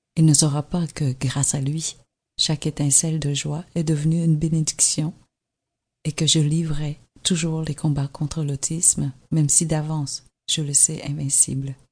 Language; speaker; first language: French; early bilingual, other home language; Vietnamese